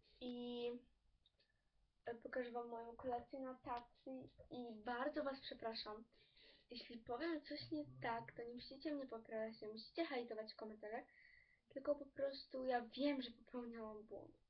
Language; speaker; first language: Polish; early bilingual, heritage; Polish